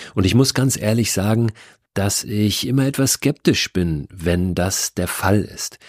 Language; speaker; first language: German; native; German